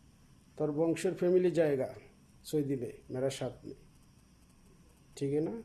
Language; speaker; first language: Hindi; non-native, learner; Bangla